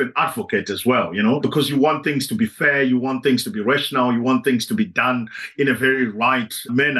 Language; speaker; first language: English; non-native, local second language; Shona